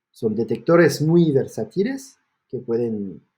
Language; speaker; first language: Spanish; non-native, fluent; French